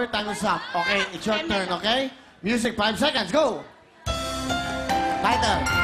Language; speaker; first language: English; non-native, local second language; Filipino